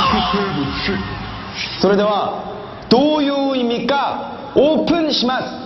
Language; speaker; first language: Japanese; non-native, fluent; Korean